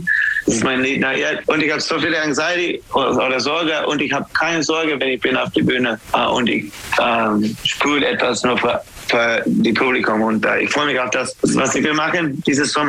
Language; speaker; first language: German; non-native, fluent; English